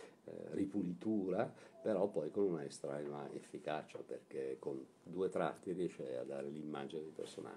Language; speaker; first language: Italian; native; Italian